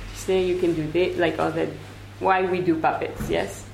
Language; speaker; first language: English; non-native, fluent; Hebrew